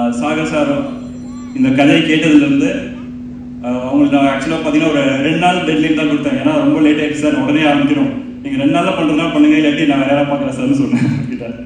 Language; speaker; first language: Tamil; native; Tamil